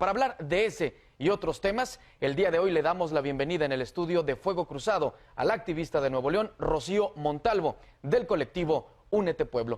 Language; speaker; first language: Spanish; native; Spanish